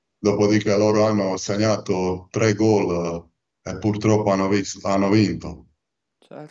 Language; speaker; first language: Italian; non-native, fluent; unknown